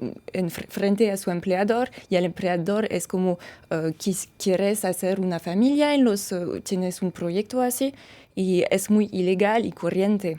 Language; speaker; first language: Spanish; non-native, fluent; French